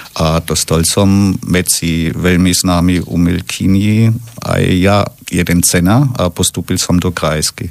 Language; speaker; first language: Slovak; non-native, learner; German